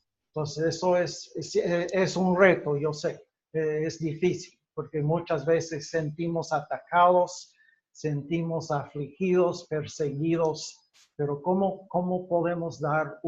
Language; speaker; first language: Spanish; non-native, fluent; English